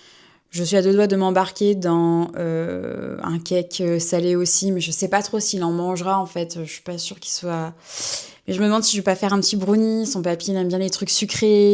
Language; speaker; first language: French; native; French